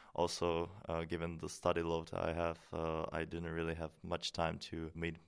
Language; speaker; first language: English; non-native, fluent; Czech